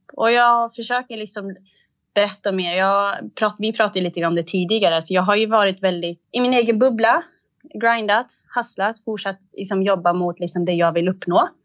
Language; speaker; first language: Swedish; early bilingual, other home language; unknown